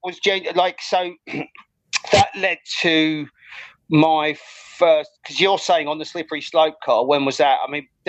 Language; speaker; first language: English; native; English